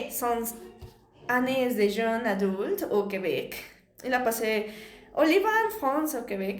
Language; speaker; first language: French; non-native, learner; Spanish